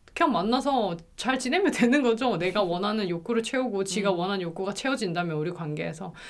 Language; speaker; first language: Korean; native; Korean